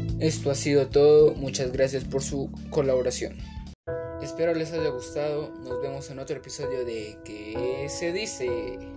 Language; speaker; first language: Spanish; native; Spanish